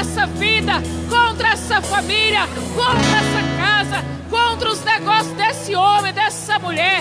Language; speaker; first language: Portuguese; native; Portuguese